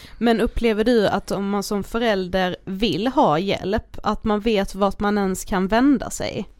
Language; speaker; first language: Swedish; native; Swedish